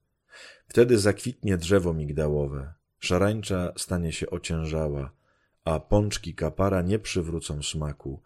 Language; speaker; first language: Polish; native; Polish